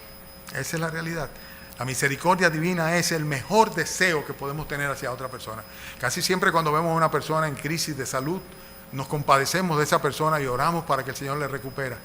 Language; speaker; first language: Spanish; native; Spanish